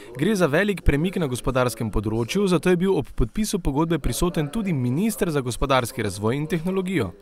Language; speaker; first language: Slovenian; native; Slovenian